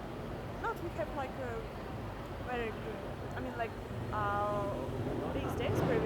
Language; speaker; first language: English; non-native, fluent; Russian